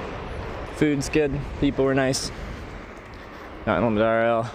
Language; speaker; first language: English; native; English